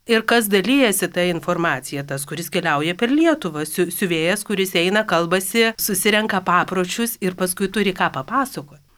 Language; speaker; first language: Lithuanian; native; Lithuanian